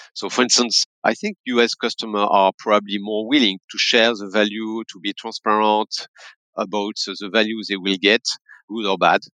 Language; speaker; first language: English; non-native, fluent; French